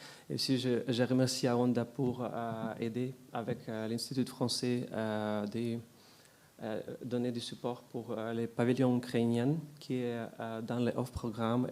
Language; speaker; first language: French; non-native, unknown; Ukrainian